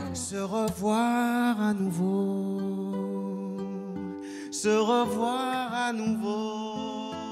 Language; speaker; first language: French; non-native, fluent; English